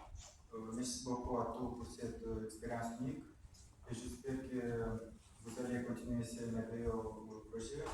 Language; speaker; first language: French; non-native, fluent; Romanian